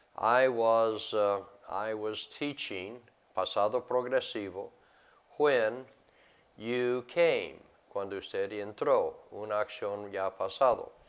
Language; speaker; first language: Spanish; non-native, fluent; English